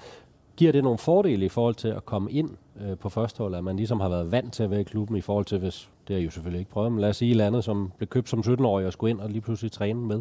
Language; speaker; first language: Danish; native; Danish